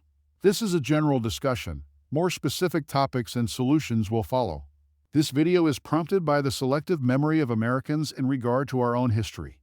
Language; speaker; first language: English; native; English